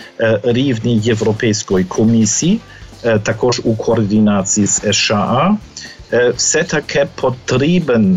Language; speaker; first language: Ukrainian; non-native, fluent; German